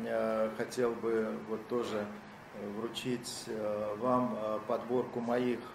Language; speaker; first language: Russian; native; Russian